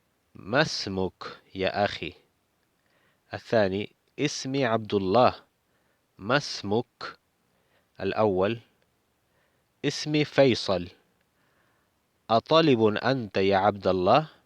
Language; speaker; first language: Arabic; non-native, fluent; Spanish